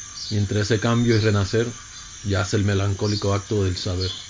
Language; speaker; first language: Spanish; native; Spanish